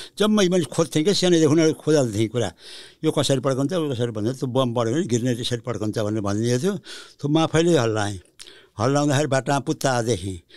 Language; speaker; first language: Nepali; early bilingual, heritage; Nepali